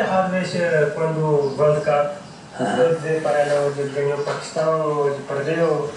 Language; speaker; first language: Portuguese; non-native, learner; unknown